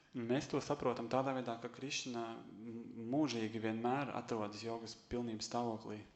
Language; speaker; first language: Latvian; native; Latvian